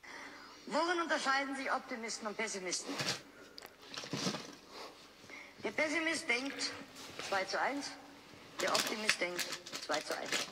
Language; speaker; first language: German; native; German